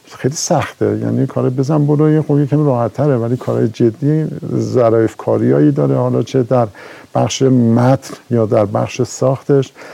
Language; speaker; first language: Persian; native; Persian